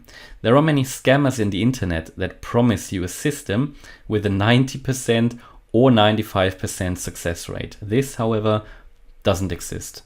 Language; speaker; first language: English; non-native, fluent; German